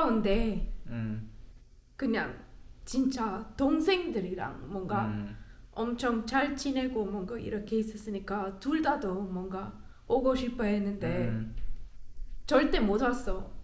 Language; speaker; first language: Korean; non-native, learner; German